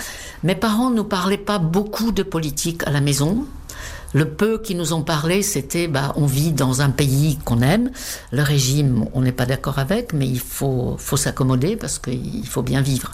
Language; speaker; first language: French; non-native, fluent; Czech